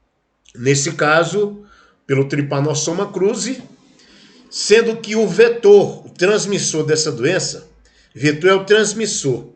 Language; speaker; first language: Portuguese; native; Portuguese